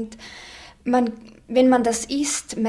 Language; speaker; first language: German; non-native, fluent; Bosnian